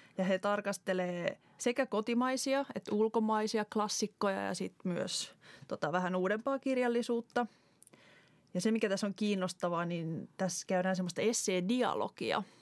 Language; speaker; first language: Finnish; native; Finnish